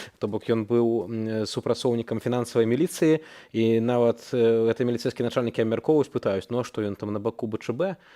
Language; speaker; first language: Belarusian; native; Belarusian